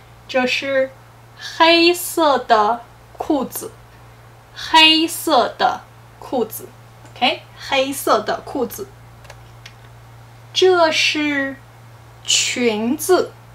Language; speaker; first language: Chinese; non-native, fluent; English